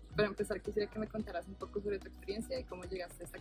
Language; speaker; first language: Spanish; native; Spanish